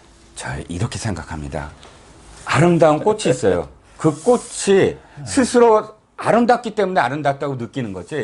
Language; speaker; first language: Korean; native; Korean